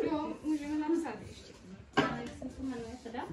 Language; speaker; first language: Czech; non-native, learner; Kara-Kalpak